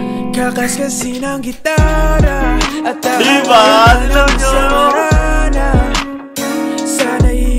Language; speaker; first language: English; non-native, local second language; Filipino